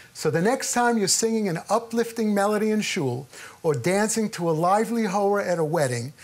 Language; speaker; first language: English; native; English